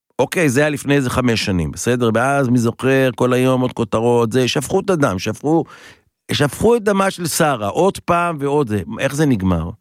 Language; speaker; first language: Hebrew; native; Hebrew